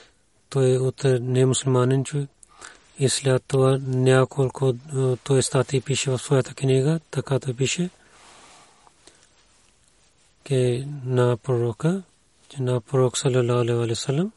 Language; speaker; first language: Bulgarian; non-native, learner; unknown